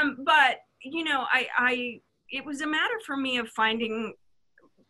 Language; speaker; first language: English; native; English